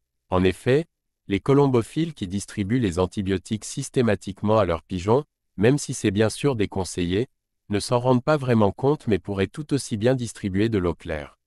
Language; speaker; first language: French; native; French